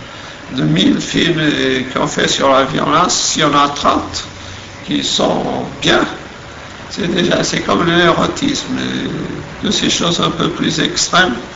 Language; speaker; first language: French; non-native, fluent; Portuguese